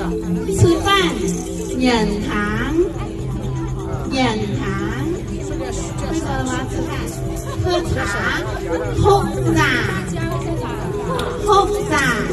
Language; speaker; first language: Chinese; non-native, local second language; Iu Mien